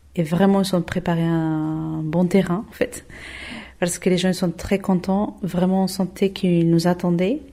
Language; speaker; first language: French; non-native, fluent; Spanish